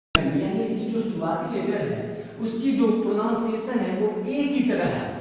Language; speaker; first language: Hindi; native; Hindi